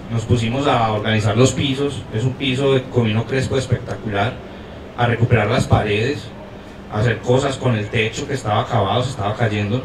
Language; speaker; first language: Spanish; native; Spanish